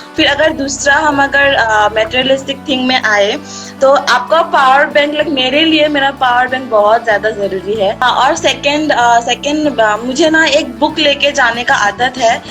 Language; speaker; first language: Hindi; non-native, local second language; Assamese